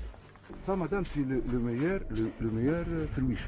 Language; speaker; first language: French; non-native, local second language; Arabic